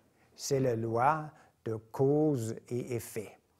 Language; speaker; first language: French; non-native, fluent; Danish